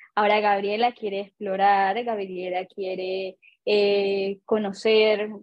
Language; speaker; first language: Spanish; native; Spanish